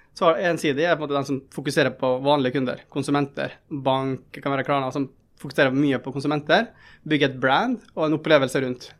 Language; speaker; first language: Norwegian; early bilingual, other home language; Tamil